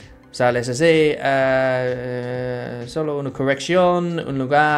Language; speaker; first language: Spanish; non-native, learner; English